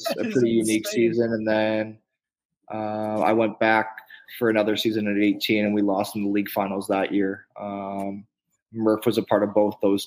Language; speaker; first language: English; native; English